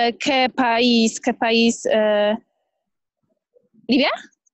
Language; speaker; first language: Spanish; non-native, learner; Polish